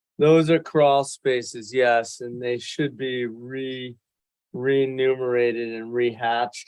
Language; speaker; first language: English; native; English